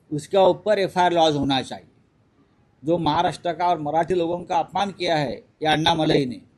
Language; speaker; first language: Hindi; non-native, local second language; Marathi